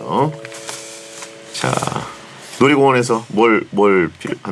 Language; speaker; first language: Korean; native; Korean